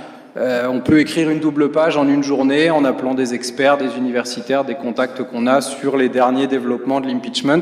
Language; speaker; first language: French; native; French